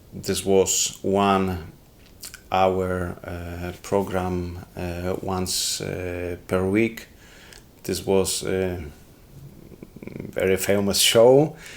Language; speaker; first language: English; non-native, learner; Polish